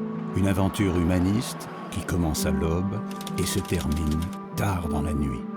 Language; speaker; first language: French; native; French